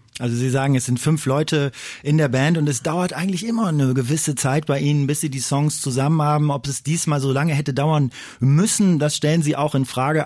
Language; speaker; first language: German; native; German